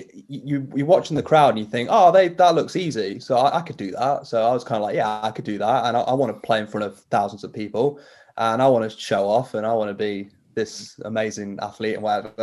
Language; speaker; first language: English; native; English